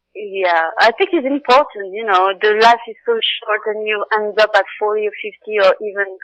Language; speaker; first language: English; non-native, fluent; Arabic